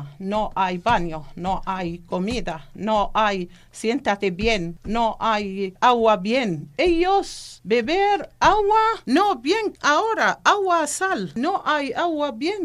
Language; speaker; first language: Spanish; non-native, learner; Arabic